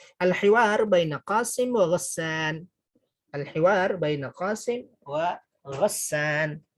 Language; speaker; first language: Arabic; non-native, fluent; Indonesian